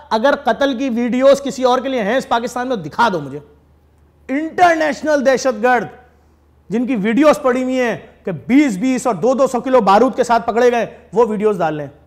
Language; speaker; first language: Urdu; native; Urdu